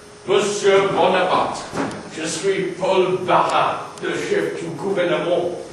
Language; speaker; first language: French; non-native, learner; English